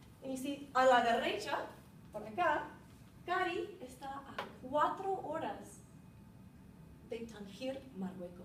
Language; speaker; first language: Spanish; non-native, fluent; English